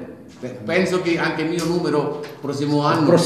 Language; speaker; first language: Italian; non-native, learner; Bangla